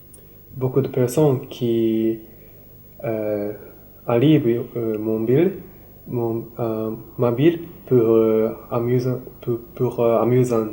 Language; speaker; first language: French; non-native, learner; Japanese